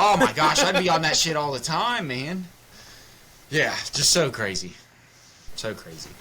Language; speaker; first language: English; native; English